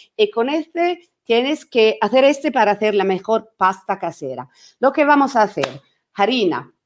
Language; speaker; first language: Spanish; non-native, learner; Italian